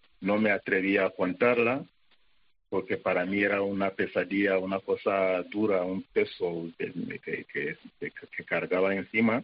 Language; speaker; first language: Spanish; non-native, fluent; Kinyarwanda